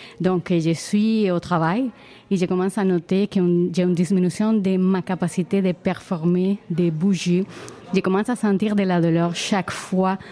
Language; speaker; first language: French; non-native, fluent; Spanish